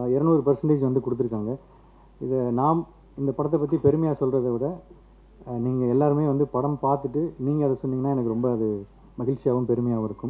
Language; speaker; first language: Tamil; native; Tamil